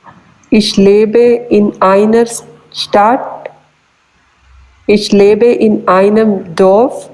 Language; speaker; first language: German; non-native, learner; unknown